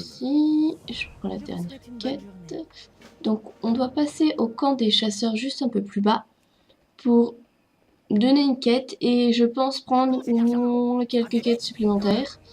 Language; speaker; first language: French; native; French